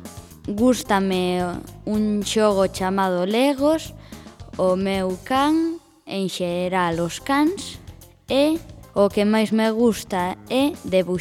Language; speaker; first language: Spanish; non-native, local second language; Galician